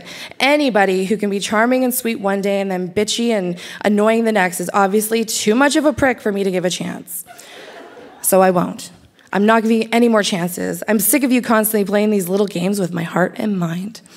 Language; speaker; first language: English; native; English